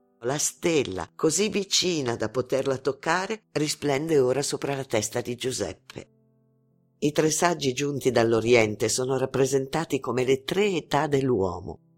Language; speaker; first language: Italian; non-native, fluent; Arabic